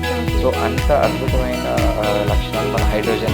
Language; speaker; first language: Telugu; native; Telugu